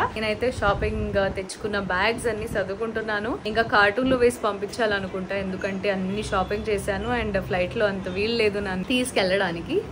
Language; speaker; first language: Telugu; non-native, local second language; Hindi